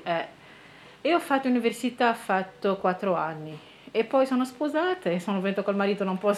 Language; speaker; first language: Italian; non-native, learner; Arabic